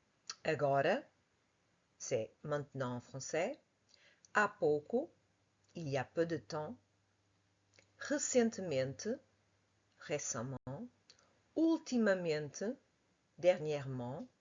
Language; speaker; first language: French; non-native, fluent; Portuguese